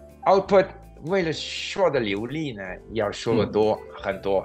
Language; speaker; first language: Chinese; non-native, fluent; English